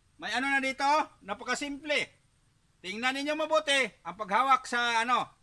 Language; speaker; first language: Filipino; non-native, local second language; Cebuano